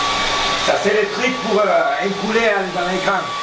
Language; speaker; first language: French; non-native, learner; Spanish